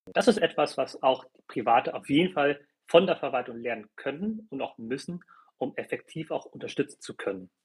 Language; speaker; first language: German; early bilingual, other home language; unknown